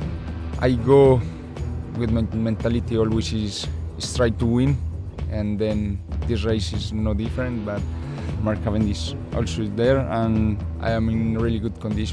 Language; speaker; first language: English; non-native, learner; Spanish